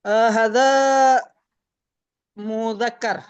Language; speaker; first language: Arabic; non-native, learner; Indonesian